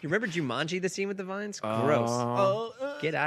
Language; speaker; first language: English; native; English